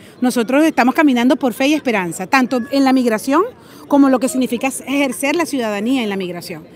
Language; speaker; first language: Spanish; native; Spanish